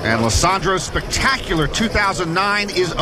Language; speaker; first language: English; native; English